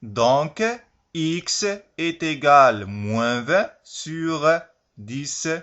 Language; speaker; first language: French; non-native, local second language; Arabic